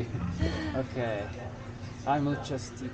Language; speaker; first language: Spanish; non-native, learner; English